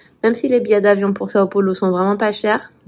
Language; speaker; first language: French; native; French